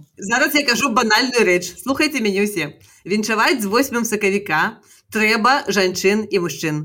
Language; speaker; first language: Belarusian; non-native, local second language; Russian